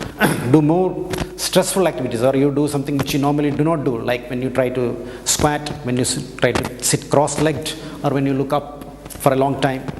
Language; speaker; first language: English; non-native, local second language; Malayalam